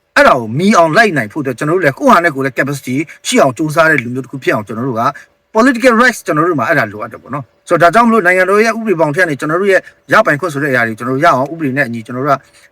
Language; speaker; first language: Burmese; non-native, local second language; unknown